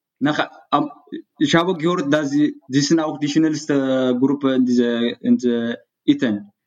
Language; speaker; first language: German; non-native, learner; Tigrinya